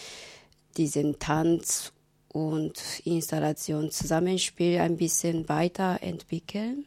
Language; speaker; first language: German; non-native, learner; Japanese